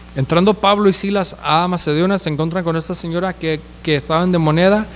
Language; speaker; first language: Spanish; early bilingual, heritage; Spanish